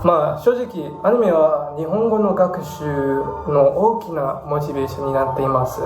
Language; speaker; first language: Japanese; non-native, learner; English